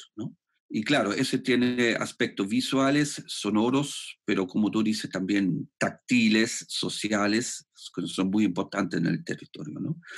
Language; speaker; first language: Spanish; non-native, fluent; German